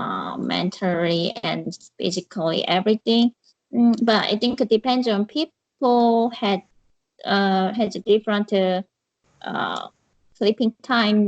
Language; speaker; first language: English; non-native, learner; Korean